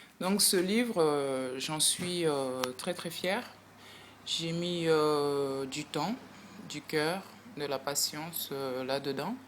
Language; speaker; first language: French; non-native, local second language; Sango